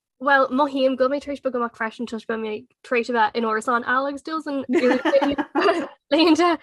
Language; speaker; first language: Irish; native; Irish